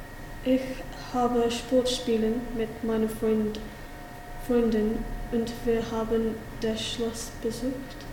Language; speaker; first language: German; non-native, learner; English